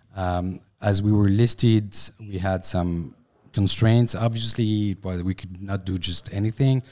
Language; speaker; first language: English; non-native, fluent; French